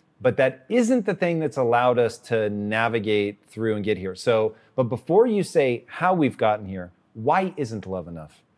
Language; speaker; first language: English; native; English